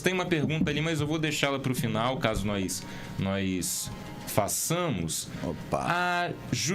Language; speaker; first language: Portuguese; native; Portuguese